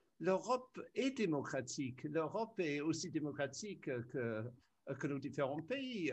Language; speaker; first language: French; early bilingual, other home language; English